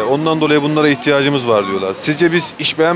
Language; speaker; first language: Turkish; native; Turkish